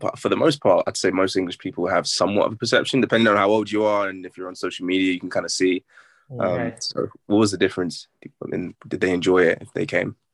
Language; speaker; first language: English; native; English